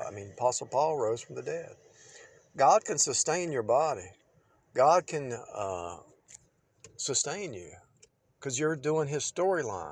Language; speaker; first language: English; native; English